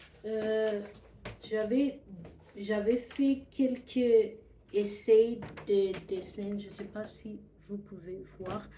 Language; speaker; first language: French; non-native, learner; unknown